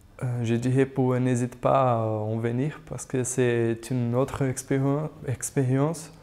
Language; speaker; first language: French; non-native, fluent; Portuguese